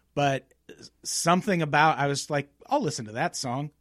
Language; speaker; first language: English; native; English